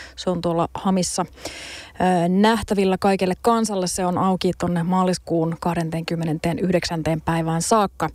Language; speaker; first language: Finnish; native; Finnish